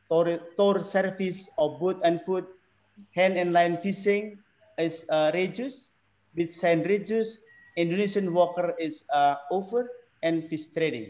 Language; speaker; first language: English; non-native, learner; Indonesian